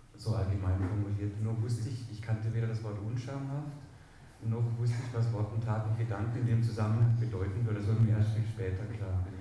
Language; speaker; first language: German; early bilingual, other home language; Spanish